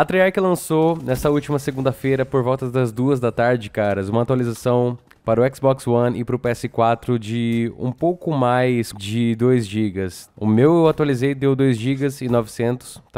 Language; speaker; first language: Portuguese; native; Portuguese